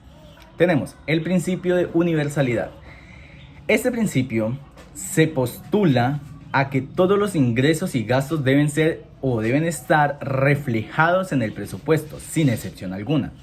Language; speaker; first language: Spanish; native; Spanish